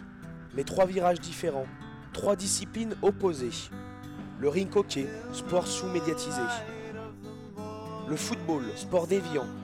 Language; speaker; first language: French; native; French